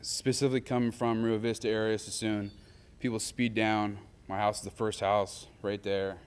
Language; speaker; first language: English; native; English